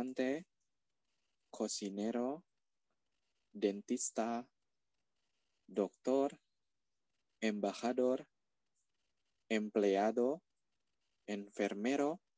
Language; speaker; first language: Spanish; non-native, fluent; Indonesian